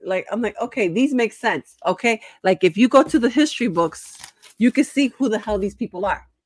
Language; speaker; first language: English; early bilingual, other home language; Spanish